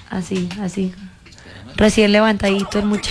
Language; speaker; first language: Spanish; native; Spanish